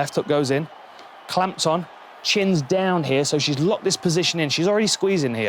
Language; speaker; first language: English; native; English